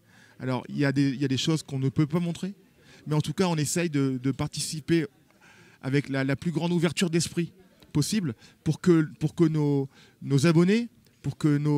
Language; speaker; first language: French; native; French